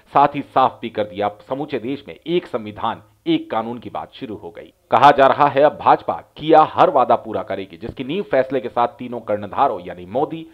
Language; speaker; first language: Hindi; native; Hindi